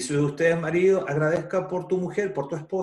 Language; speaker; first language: Spanish; native; Spanish